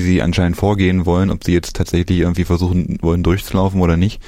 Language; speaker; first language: German; native; German